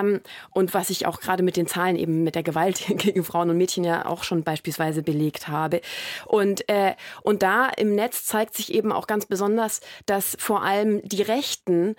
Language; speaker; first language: German; native; German